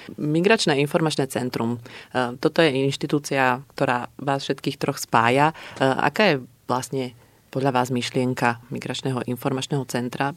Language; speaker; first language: Slovak; native; Slovak